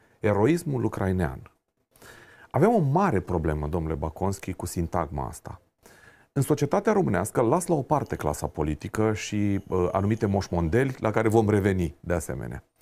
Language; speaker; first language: Romanian; native; Romanian